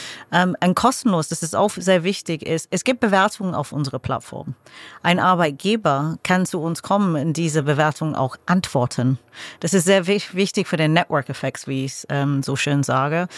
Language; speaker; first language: German; non-native, fluent; English